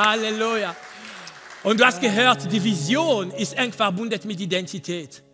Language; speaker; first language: German; non-native, learner; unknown